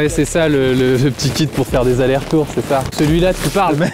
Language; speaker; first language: French; native; French